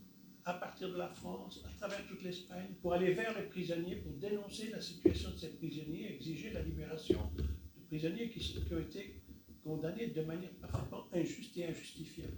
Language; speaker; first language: French; native; French